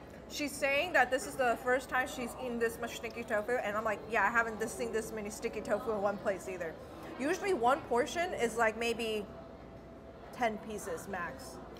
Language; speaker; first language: English; early bilingual, other home language; Chinese